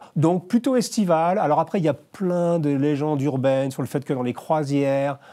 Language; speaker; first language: French; native; French